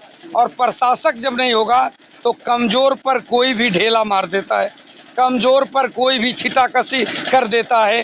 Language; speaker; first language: Hindi; native; Hindi